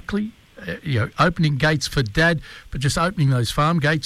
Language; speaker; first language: English; native; English